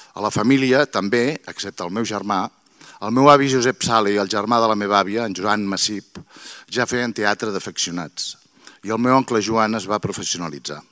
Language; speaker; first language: Catalan; native; Catalan